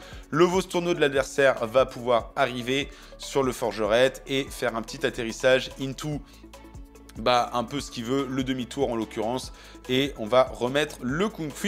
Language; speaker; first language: French; native; French